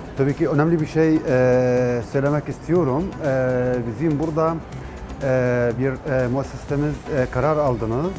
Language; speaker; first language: Turkish; non-native, learner; Arabic